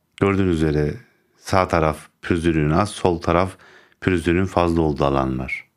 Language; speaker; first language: Turkish; native; Turkish